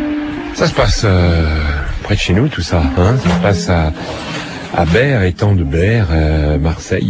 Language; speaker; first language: French; native; French